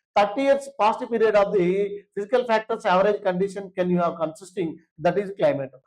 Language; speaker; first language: English; non-native, local second language; Telugu